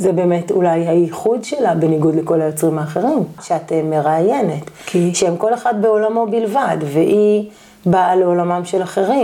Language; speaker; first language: Hebrew; native; Hebrew